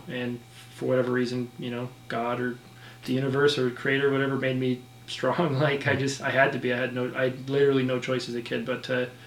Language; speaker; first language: English; native; English